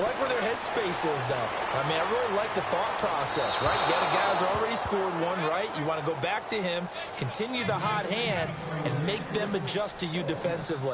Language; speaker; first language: English; native; English